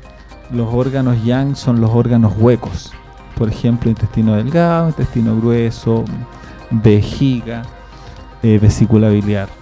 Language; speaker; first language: Spanish; native; Spanish